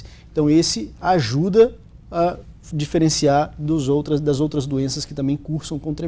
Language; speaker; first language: Portuguese; native; Portuguese